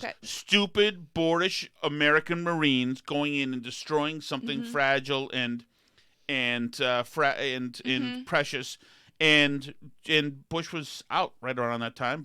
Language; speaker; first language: English; native; English